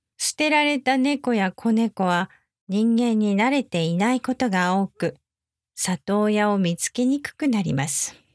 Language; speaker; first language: Japanese; native; Japanese